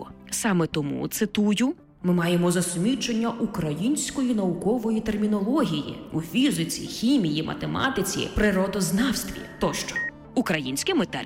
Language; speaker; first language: Ukrainian; native; Ukrainian